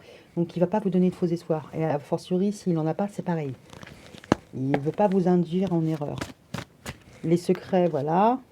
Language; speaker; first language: French; native; French